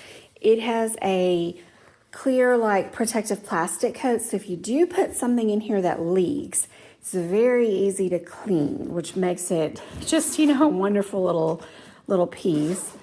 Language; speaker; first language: English; native; English